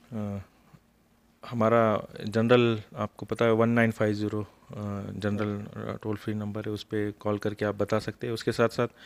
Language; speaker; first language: Hindi; non-native, local second language; Marathi